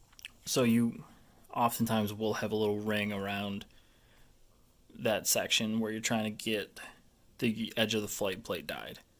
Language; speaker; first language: English; native; English